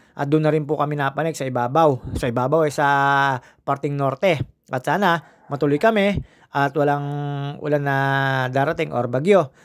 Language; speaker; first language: Filipino; native; Filipino